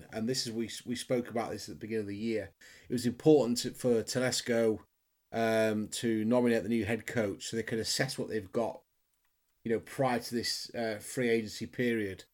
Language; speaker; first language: English; native; English